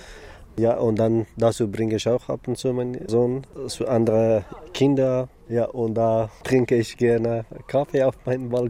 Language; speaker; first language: German; non-native, learner; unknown